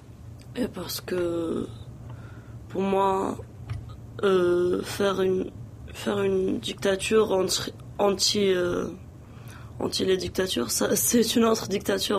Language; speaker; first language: French; non-native, local second language; Arabic